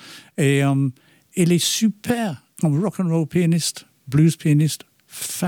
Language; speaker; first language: French; non-native, fluent; English